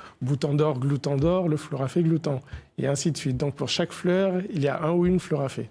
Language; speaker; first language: French; early bilingual, other home language; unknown